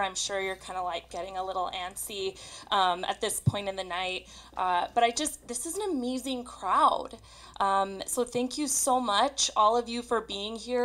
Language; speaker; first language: English; native; English